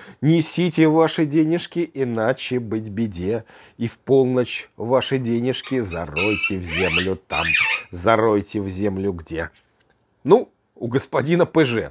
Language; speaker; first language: Russian; native; Russian